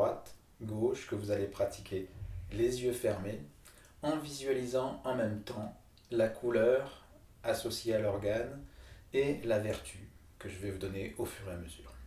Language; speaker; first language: French; native; French